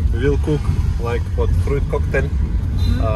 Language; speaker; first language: English; non-native, learner; Russian